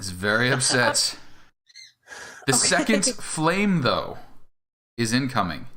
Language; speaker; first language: English; native; English